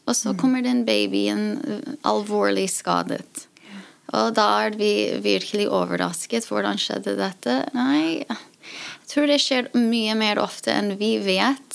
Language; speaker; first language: Norwegian; non-native, fluent; English